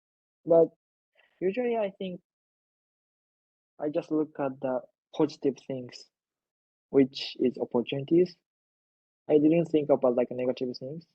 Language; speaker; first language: English; non-native, learner; Japanese